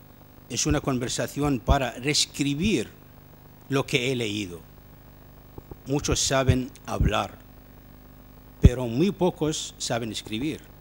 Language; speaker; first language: Spanish; non-native, fluent; Arabic